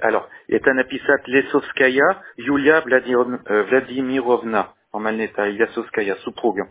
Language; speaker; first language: Russian; non-native, learner; French